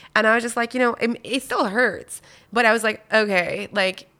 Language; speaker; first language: English; non-native, fluent; French